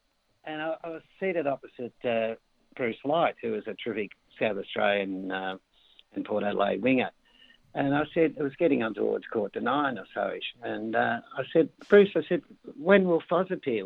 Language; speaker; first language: English; native; English